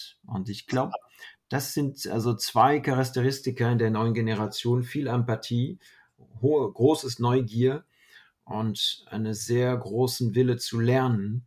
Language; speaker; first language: German; non-native, fluent; French